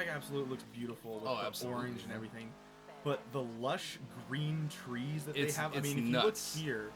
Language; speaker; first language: English; native; English